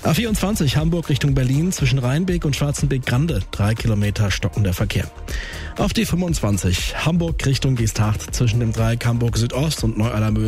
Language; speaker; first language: German; native; German